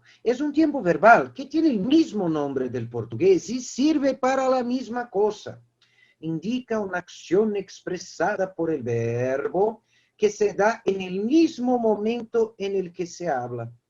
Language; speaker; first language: Spanish; non-native, fluent; Portuguese